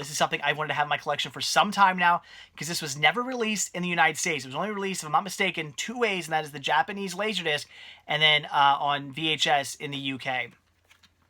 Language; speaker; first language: English; native; English